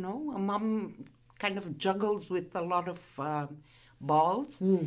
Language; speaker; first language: English; non-native, local second language; Gujarati